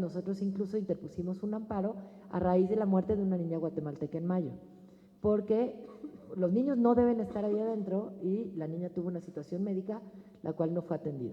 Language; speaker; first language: Spanish; native; Spanish